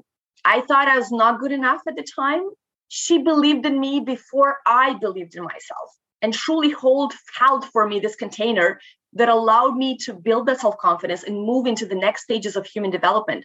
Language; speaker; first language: English; non-native, fluent; Romanian